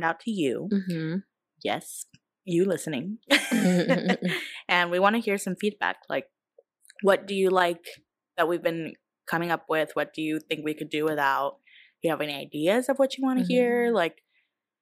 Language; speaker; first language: English; native; English